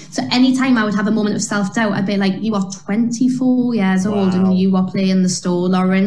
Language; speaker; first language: English; native; English